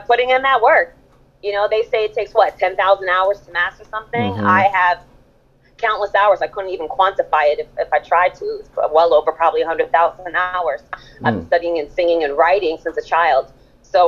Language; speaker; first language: English; early bilingual, other home language; German